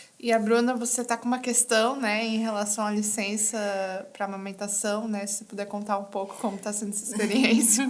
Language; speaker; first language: Portuguese; native; Portuguese